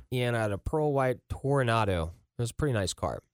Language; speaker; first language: English; native; English